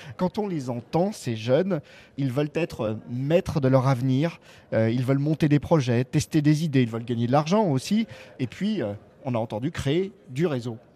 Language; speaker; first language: French; native; French